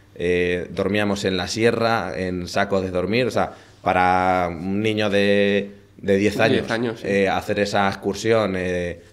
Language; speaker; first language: Spanish; native; Spanish